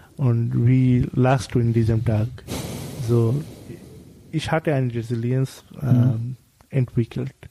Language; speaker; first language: German; non-native, fluent; Bangla